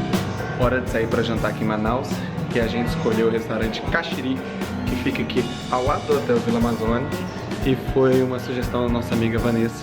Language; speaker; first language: Portuguese; native; Portuguese